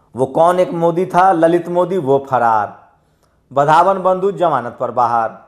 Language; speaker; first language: Hindi; native; Hindi